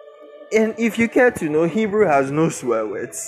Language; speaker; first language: English; non-native, local second language; Akan